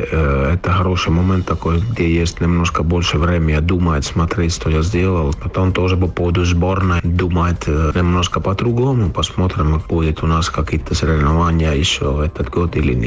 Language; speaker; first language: Russian; non-native, fluent; Finnish